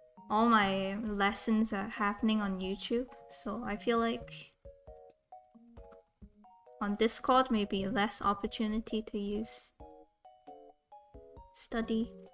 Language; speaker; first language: English; non-native, local second language; Cantonese